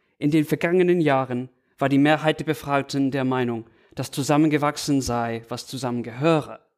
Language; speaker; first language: German; non-native, fluent; English